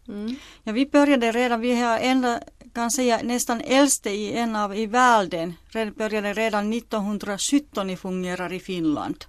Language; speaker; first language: Swedish; non-native, local second language; Finnish